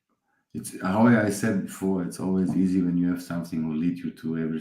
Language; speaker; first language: English; non-native, fluent; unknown